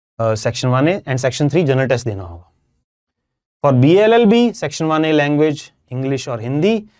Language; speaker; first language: Hindi; non-native, local second language; Punjabi